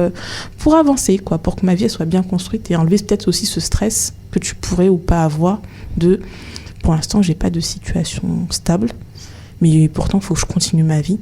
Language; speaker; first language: French; native; French